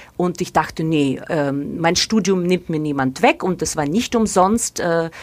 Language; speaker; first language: German; non-native, fluent; Russian